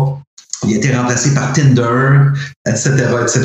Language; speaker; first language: French; native; French